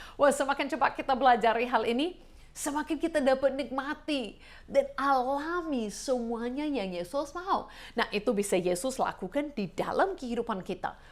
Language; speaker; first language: Indonesian; non-native, fluent; English